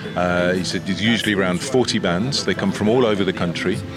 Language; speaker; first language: English; native; English